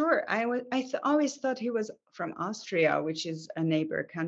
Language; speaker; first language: English; non-native, fluent; Hungarian